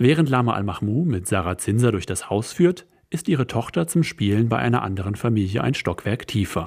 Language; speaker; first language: German; native; German